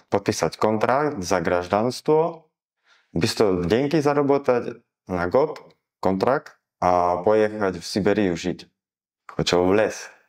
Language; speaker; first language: Russian; non-native, learner; Slovak